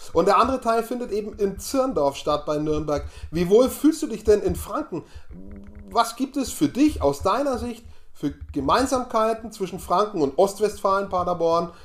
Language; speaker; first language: German; native; German